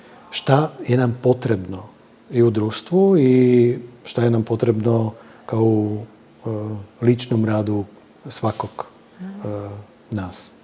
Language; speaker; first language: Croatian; non-native, fluent; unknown